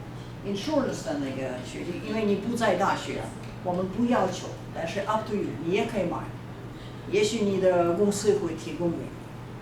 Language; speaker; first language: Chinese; non-native, fluent; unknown